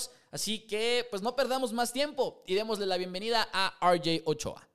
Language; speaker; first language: Spanish; native; Spanish